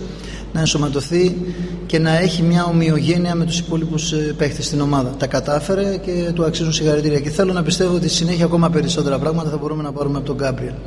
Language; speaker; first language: Greek; native; Greek